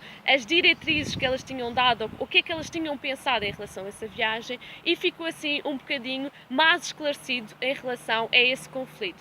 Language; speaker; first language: Portuguese; native; Portuguese